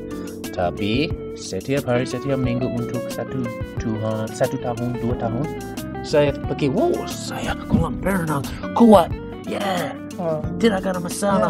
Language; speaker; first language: Indonesian; non-native, learner; English